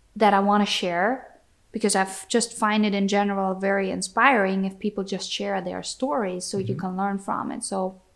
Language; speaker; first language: English; non-native, fluent; German